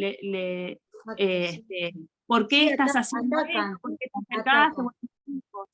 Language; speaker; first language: Spanish; native; Spanish